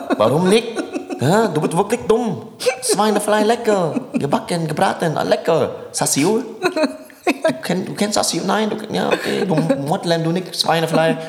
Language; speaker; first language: German; early bilingual, other home language; Vietnamese